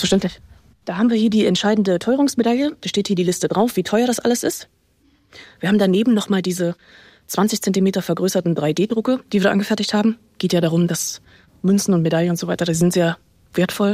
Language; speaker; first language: German; native; German